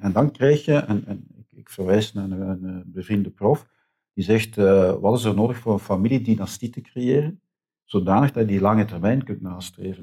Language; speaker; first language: Dutch; native; Dutch